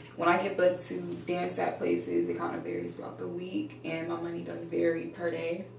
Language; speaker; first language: English; native; English